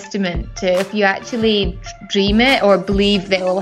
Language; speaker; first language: English; native; English